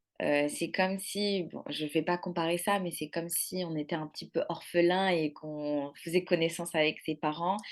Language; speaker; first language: French; non-native, local second language; Arabic